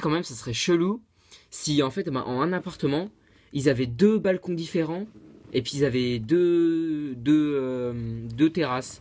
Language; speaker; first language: French; native; French